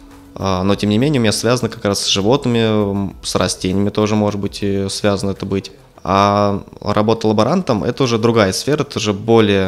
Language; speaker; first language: Russian; native; Russian